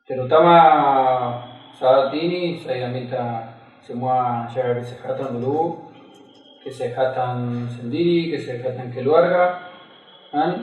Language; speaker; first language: Indonesian; non-native, fluent; Spanish